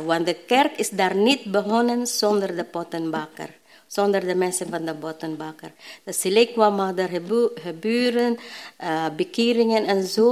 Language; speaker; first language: Dutch; non-native, learner; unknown